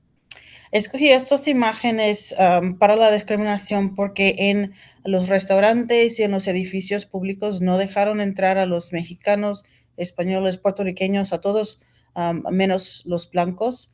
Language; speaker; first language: Spanish; non-native, fluent; English